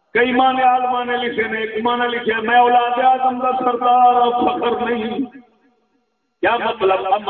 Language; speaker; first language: Urdu; non-native, local second language; Punjabi